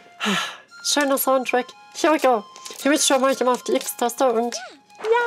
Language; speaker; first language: German; native; German